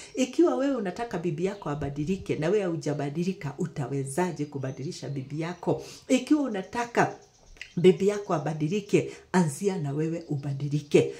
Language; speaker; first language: Swahili; non-native, local second language; Kikuyu